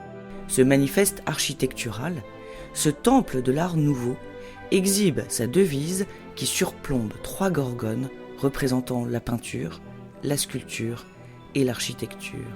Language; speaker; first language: French; native; French